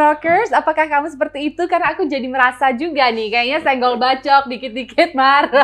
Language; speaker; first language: Indonesian; native; Indonesian